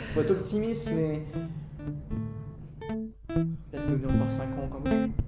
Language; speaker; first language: French; native; French